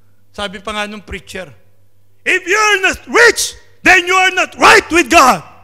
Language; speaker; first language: English; non-native, local second language; Filipino